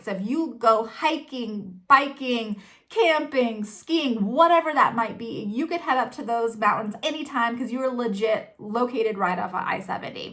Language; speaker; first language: English; native; English